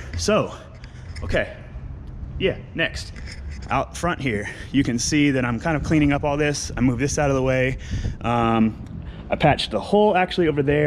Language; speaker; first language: English; native; English